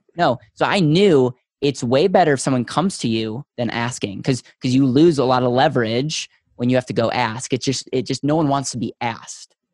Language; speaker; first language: English; native; English